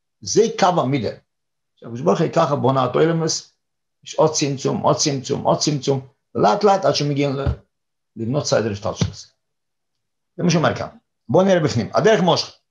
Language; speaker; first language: Hebrew; non-native, fluent; English